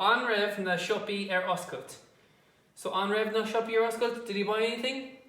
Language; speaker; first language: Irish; non-native, local second language; English